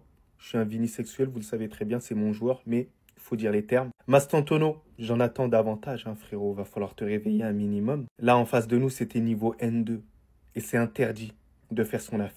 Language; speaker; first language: French; native; French